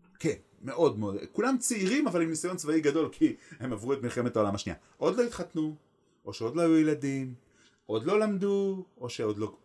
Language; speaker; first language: Hebrew; native; Hebrew